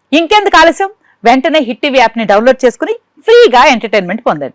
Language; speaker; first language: Telugu; native; Telugu